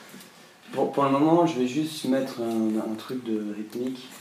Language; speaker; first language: French; native; French